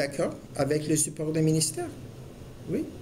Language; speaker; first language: French; non-native, fluent; Turkish